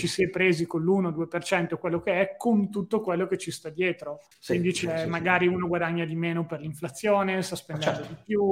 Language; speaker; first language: Italian; native; Italian